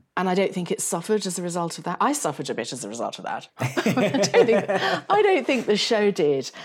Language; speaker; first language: English; native; English